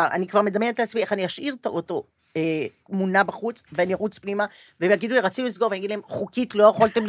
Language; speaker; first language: Hebrew; native; Hebrew